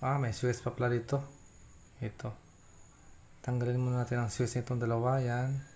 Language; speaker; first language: Filipino; non-native, local second language; Hiligaynon